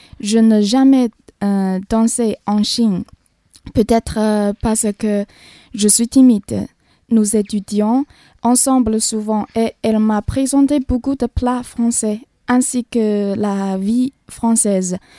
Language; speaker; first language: French; non-native, learner; Chinese